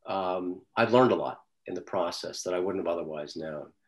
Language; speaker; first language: English; native; English